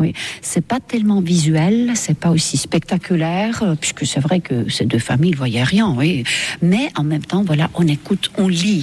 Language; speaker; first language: French; non-native, fluent; Estonian